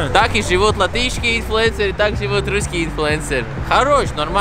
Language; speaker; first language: Russian; non-native, local second language; Latvian